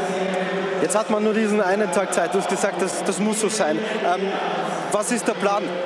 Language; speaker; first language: German; native; German